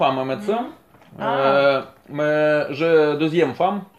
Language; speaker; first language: French; non-native, learner; Russian